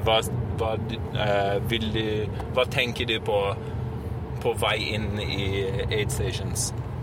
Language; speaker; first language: Norwegian; non-native, learner; English